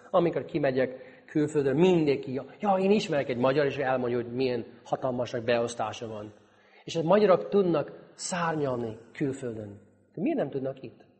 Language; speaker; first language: Hungarian; non-native, fluent; English